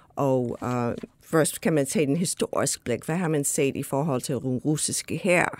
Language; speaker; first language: Danish; non-native, fluent; English